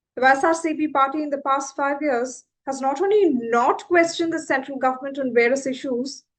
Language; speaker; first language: English; non-native, local second language; Telugu